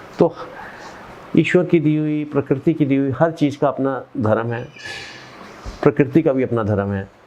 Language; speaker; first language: Hindi; non-native, local second language; Punjabi